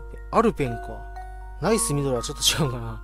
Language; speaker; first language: Japanese; native; Japanese